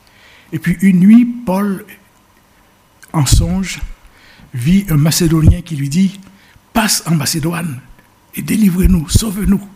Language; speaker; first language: French; native; French